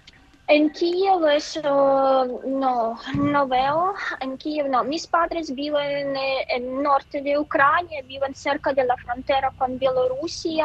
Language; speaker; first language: Spanish; non-native, fluent; Ukrainian